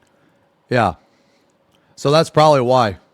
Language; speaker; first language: English; native; English